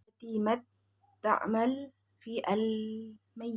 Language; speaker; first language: Arabic; non-native, learner; Indonesian